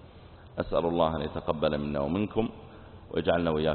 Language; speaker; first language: Arabic; native; Arabic